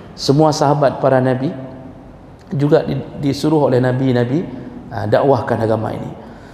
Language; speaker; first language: Malay; non-native, local second language; Achinese